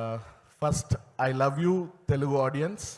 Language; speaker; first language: Telugu; non-native, learner; Tamil